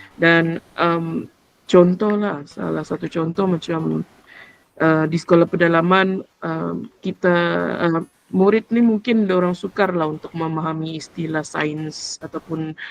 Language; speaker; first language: Malay; non-native, local second language; Central Dusun